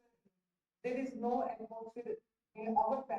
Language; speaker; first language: English; non-native, learner; Hindi